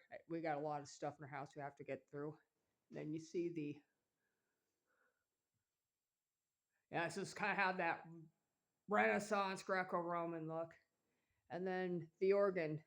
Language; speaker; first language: English; native; English